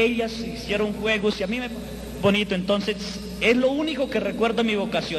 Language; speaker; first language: Spanish; native; Spanish